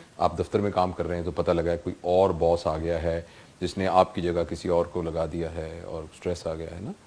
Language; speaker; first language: Urdu; non-native, local second language; Punjabi